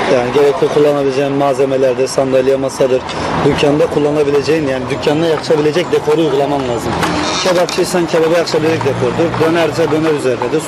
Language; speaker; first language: Turkish; native; Turkish